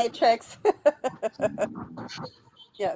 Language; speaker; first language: English; native; English